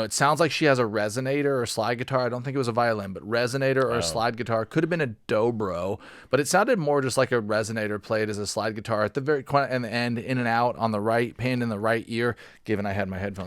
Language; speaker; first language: English; native; English